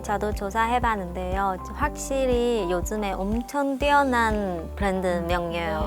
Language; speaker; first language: Korean; non-native, learner; Chinese